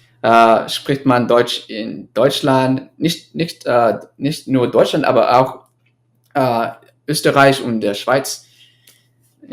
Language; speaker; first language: German; non-native, fluent; English